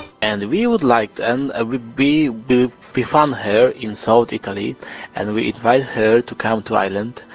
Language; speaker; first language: English; non-native, learner; Polish